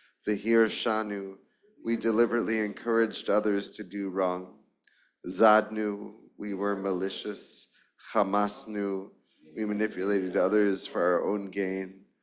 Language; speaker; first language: English; native; English